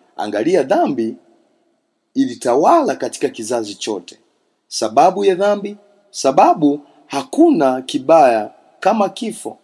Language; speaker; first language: Swahili; non-native, local second language; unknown